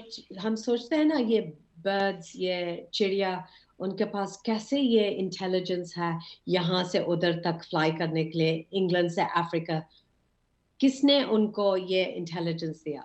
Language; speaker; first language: Hindi; early bilingual, heritage; English